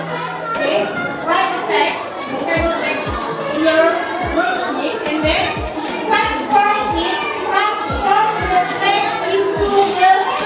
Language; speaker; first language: English; non-native, fluent; Indonesian